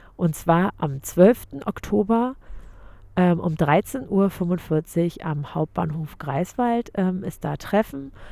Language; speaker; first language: German; native; German